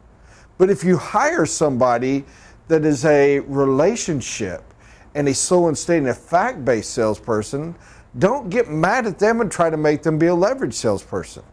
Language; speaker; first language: English; native; English